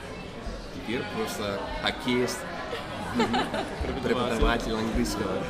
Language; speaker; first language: Russian; non-native, learner; English